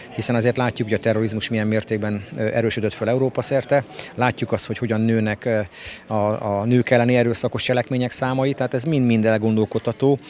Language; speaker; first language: Hungarian; native; Hungarian